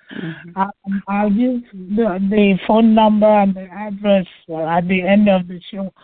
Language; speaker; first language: English; non-native, local second language; Igbo